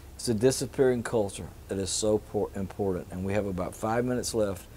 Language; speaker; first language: English; native; English